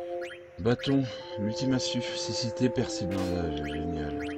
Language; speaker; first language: French; native; French